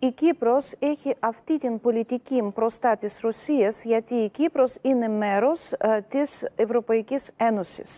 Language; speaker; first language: Greek; non-native, learner; Russian